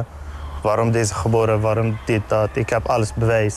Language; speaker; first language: Dutch; non-native, learner; Arabic